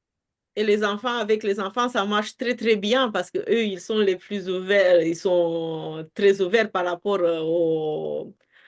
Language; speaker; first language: French; non-native, fluent; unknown